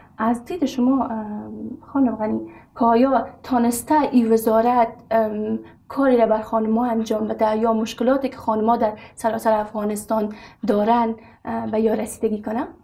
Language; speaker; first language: Persian; native; Persian